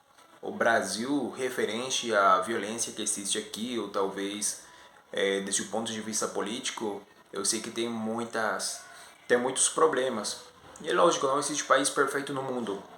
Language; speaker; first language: Portuguese; non-native, fluent; Spanish